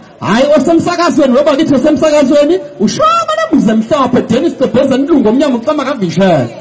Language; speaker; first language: Zulu; non-native, local second language; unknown